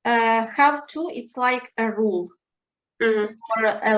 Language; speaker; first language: English; non-native, fluent; Ukrainian